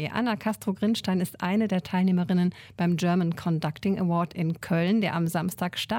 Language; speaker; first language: German; native; German